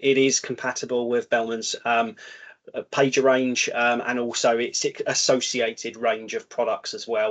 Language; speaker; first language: English; native; English